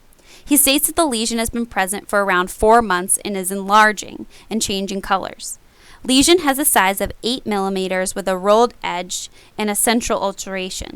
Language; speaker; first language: English; native; English